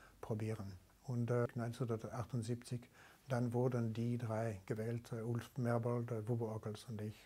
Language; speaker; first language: German; non-native, local second language; French